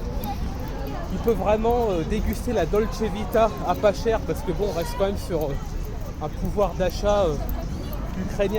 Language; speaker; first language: French; native; French